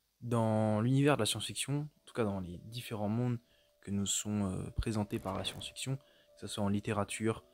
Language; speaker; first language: French; native; French